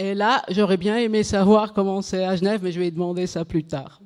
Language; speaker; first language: French; non-native, local second language; German